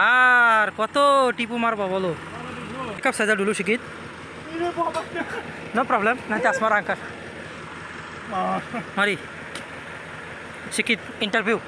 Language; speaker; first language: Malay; non-native, learner; Bangla